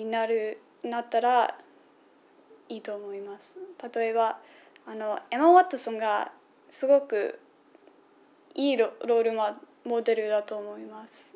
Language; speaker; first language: Japanese; non-native, fluent; English